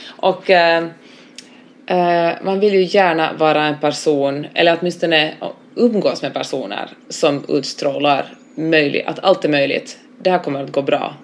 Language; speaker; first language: Swedish; native; Swedish